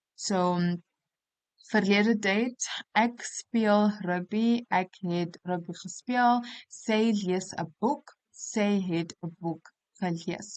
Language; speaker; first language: Afrikaans; non-native, local second language; English